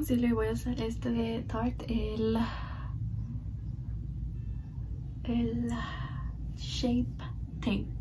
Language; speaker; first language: Spanish; early bilingual, heritage; Spanish